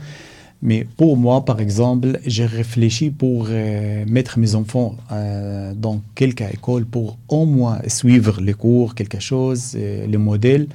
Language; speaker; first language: French; non-native, learner; Arabic